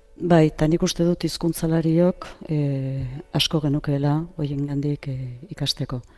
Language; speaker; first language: Basque; native; Basque